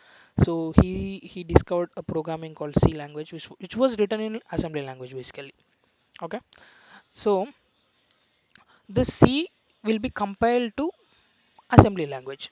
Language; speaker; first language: English; non-native, local second language; Telugu